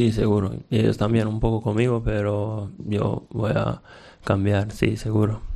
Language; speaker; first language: Spanish; non-native, fluent; Serbian